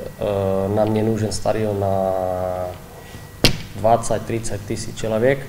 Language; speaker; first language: Russian; non-native, learner; Czech